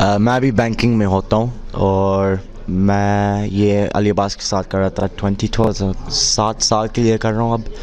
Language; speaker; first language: Hindi; early bilingual, heritage; Hindi